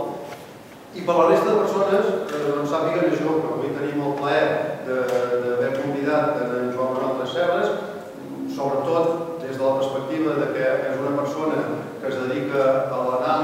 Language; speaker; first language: Catalan; native; Catalan